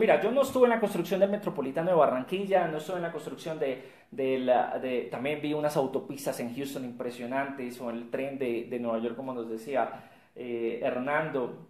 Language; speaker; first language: Spanish; native; Spanish